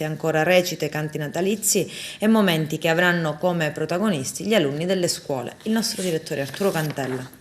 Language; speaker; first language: Italian; native; Italian